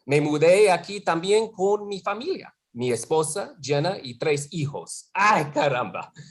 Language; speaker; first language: Spanish; non-native, fluent; English